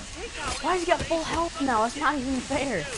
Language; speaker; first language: English; native; English